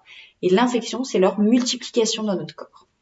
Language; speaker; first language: French; native; French